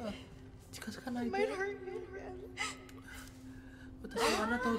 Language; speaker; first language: Japanese; non-native, fluent; Indonesian